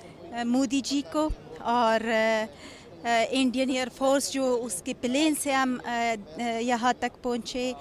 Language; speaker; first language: Hindi; non-native, fluent; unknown